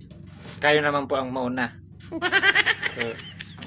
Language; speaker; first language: Filipino; non-native, local second language; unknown